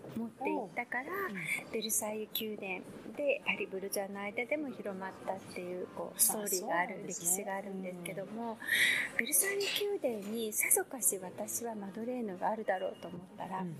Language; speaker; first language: Japanese; native; Japanese